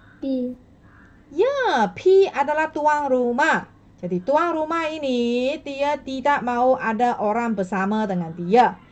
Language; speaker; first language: Malay; non-native, local second language; Chinese